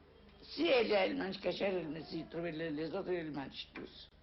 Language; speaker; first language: French; non-native, learner; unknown